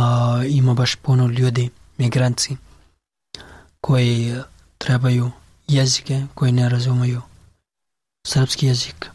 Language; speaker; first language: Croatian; non-native, learner; Pashto